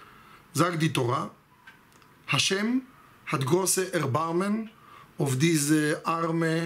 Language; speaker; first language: German; non-native, fluent; Hebrew